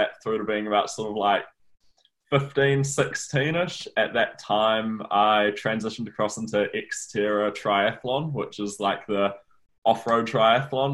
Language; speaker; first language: English; native; English